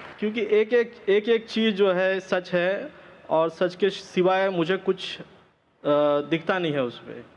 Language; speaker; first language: Hindi; non-native, local second language; Marathi